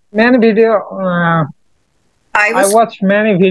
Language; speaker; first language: English; non-native, learner; Bangla